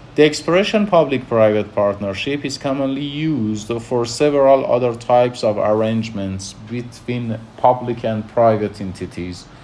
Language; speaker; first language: English; non-native, fluent; Persian